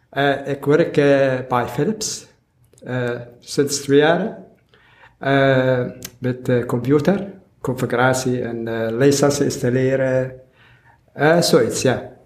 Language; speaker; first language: Dutch; non-native, learner; Arabic